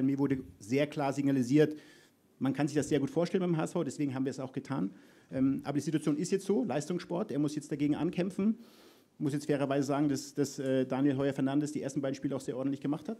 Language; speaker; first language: German; native; German